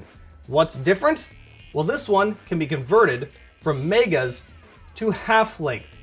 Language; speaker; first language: English; native; English